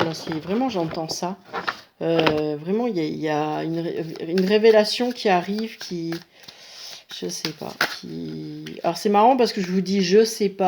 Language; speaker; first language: French; native; French